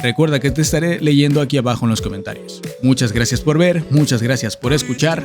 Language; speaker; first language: Spanish; native; Spanish